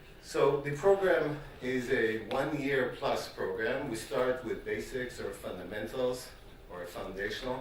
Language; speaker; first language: English; non-native, fluent; Hebrew